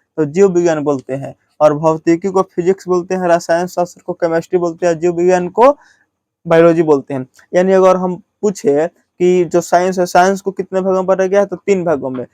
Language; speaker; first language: Hindi; native; Hindi